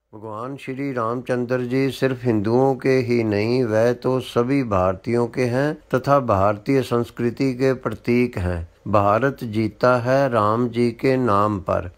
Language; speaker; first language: Hindi; non-native, local second language; Punjabi